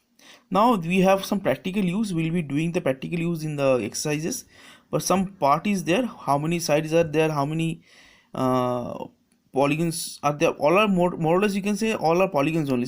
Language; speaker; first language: English; non-native, local second language; Bangla